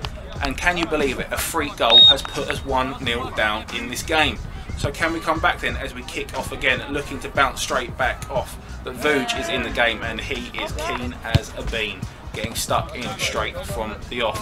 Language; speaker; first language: English; native; English